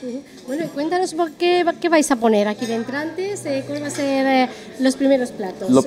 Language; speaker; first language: Spanish; native; Spanish